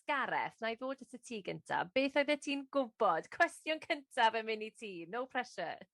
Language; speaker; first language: Welsh; native; Welsh